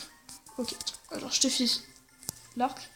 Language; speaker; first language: French; native; French